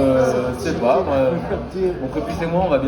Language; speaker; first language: French; native; French